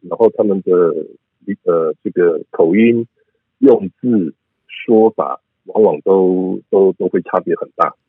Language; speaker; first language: Chinese; native; Chinese